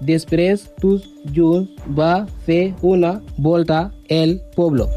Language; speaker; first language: Catalan; non-native, learner; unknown